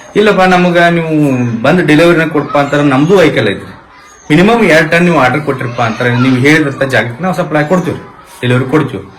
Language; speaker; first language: Kannada; native; Kannada